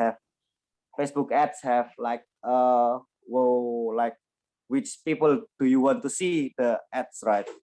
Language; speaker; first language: English; non-native, learner; Indonesian